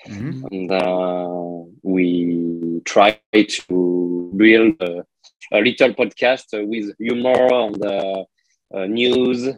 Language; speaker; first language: English; non-native, learner; French